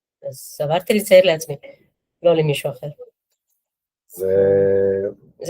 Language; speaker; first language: Hebrew; non-native, fluent; Russian